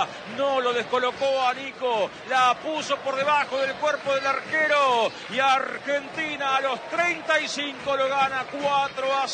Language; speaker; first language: Spanish; native; Spanish